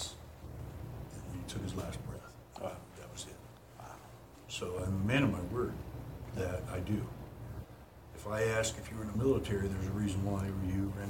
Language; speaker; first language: English; native; English